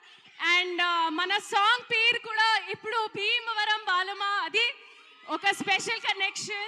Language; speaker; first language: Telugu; non-native, learner; Hindi